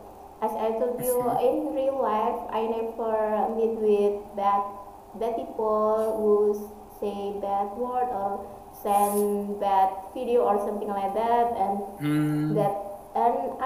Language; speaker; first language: English; non-native, learner; Indonesian